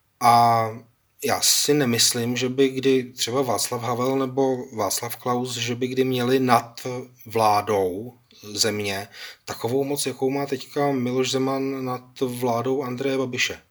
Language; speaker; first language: Czech; native; Czech